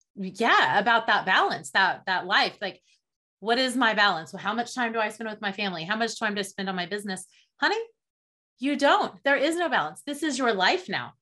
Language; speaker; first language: English; native; English